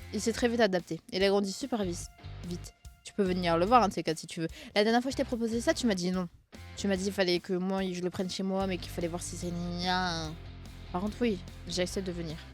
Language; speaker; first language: French; native; French